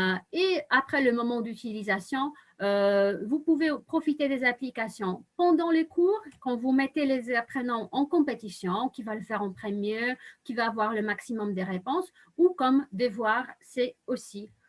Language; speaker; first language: French; non-native, fluent; Polish